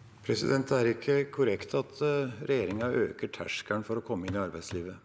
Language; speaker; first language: Norwegian; native; Norwegian